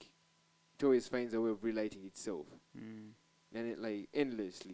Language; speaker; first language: English; non-native, local second language; Ganda